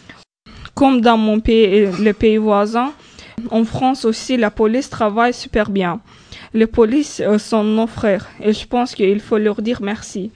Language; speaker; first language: French; non-native, learner; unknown